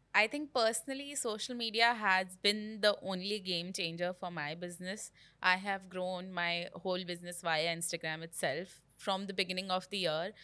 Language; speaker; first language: English; non-native, local second language; Hindi